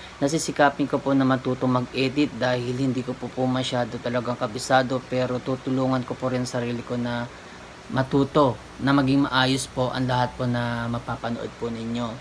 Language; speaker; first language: Filipino; native; Filipino